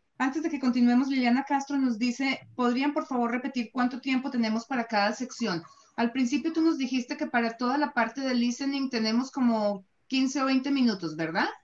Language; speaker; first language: Spanish; native; Spanish